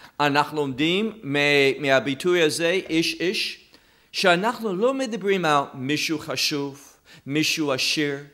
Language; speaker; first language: Hebrew; non-native, fluent; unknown